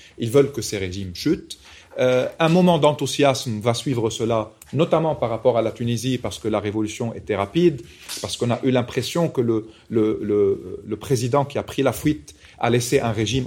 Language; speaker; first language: French; non-native, local second language; Arabic